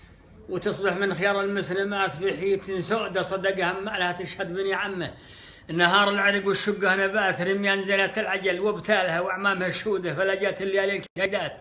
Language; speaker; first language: Arabic; native; Arabic